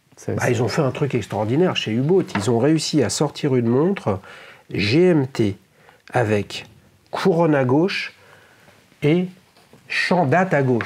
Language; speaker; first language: French; native; French